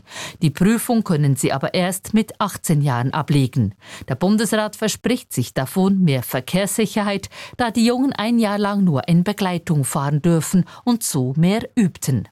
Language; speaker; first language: German; native; German